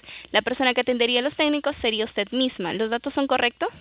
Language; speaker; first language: Spanish; native; Spanish